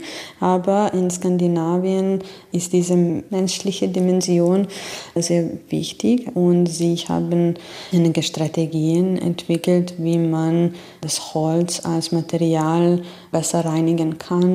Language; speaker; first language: German; non-native, fluent; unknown